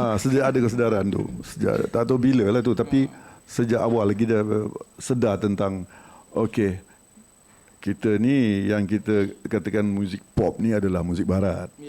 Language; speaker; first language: Malay; native; Malay